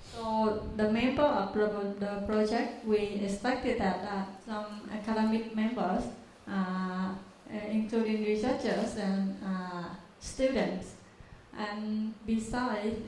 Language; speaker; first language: English; non-native, learner; Vietnamese